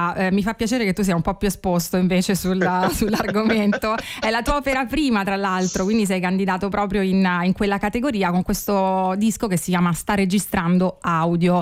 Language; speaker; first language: Italian; native; Italian